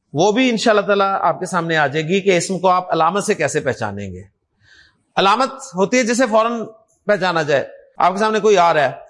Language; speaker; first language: Urdu; native; Urdu